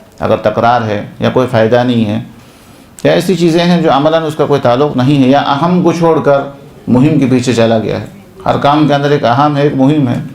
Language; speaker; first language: Urdu; non-native, local second language; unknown